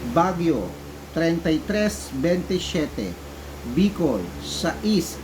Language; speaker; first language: Filipino; native; Filipino